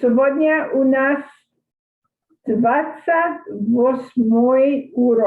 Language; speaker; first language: Russian; non-native, learner; English